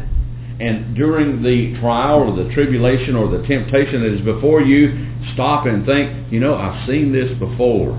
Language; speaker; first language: English; native; English